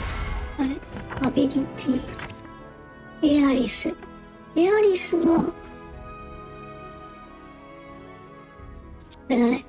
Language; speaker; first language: Japanese; native; Japanese